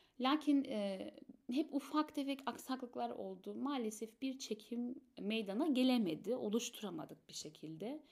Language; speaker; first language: Turkish; early bilingual, heritage; Turkish